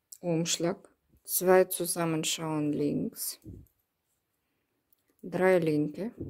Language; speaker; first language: German; non-native, learner; Russian